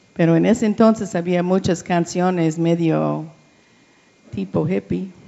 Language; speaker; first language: Spanish; non-native, learner; English